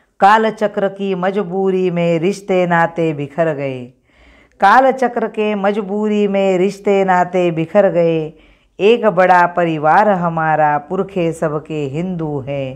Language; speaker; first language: Hindi; non-native, local second language; Marathi